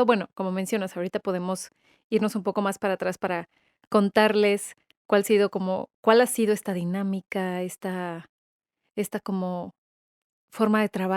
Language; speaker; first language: Spanish; native; Spanish